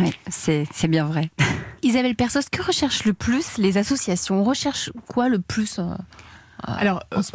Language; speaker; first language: French; native; French